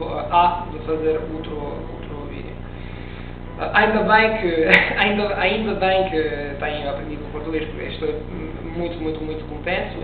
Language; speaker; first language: Portuguese; non-native, learner; Italian